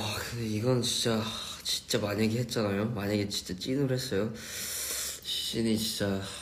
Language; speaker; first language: Korean; early bilingual, other home language; English